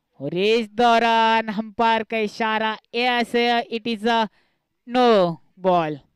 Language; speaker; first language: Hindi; non-native, local second language; Marathi